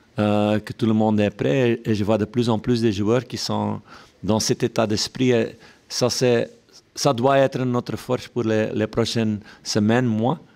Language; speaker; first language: French; non-native, local second language; Dutch